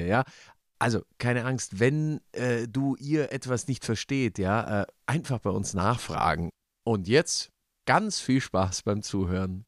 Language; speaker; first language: German; native; German